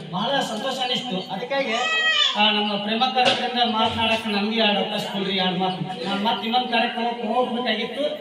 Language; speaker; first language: Kannada; native; Kannada